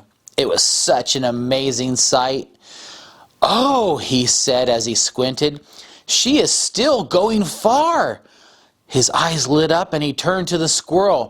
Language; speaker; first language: English; native; English